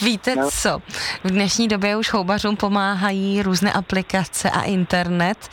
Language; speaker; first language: Czech; native; Czech